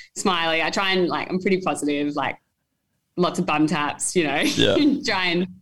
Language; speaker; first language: English; native; English